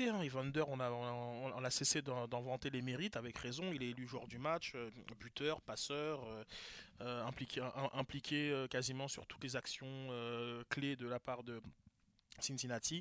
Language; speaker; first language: French; native; French